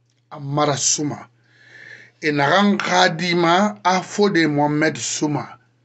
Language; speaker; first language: French; non-native, local second language; Susu